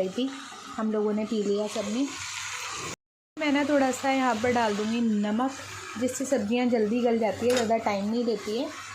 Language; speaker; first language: Hindi; native; Hindi